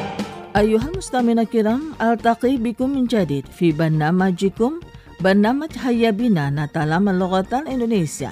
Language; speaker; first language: Arabic; non-native, fluent; Indonesian